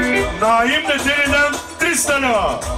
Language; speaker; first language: Bulgarian; non-native, local second language; Turkish